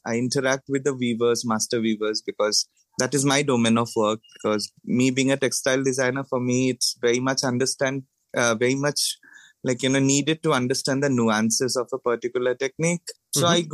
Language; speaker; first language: English; non-native, local second language; Bangla